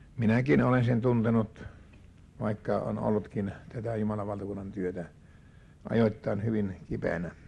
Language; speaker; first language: Finnish; native; Finnish